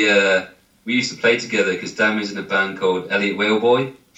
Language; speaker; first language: English; native; English